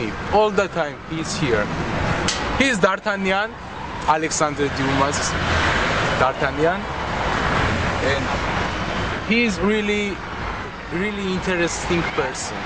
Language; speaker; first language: English; non-native, learner; Georgian